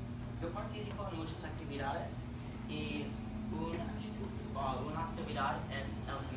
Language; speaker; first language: Spanish; non-native, learner; English